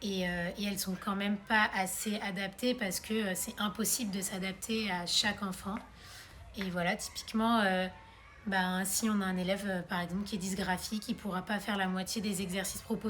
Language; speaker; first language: French; native; French